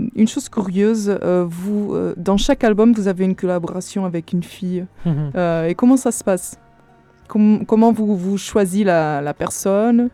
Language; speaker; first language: French; non-native, fluent; Portuguese